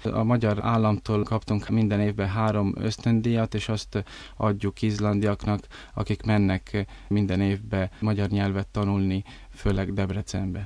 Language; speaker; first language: Hungarian; early bilingual, heritage; Italian